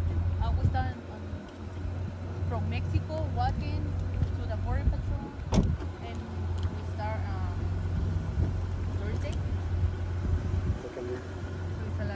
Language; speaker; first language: English; non-native, learner; Spanish